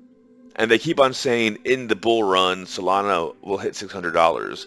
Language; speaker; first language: English; native; English